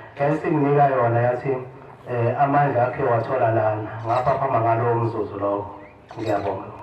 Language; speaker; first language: Zulu; native; Zulu